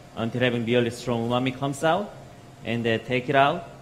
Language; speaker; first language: English; non-native, learner; Korean